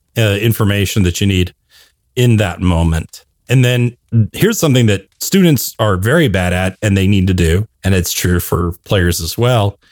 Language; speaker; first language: English; native; English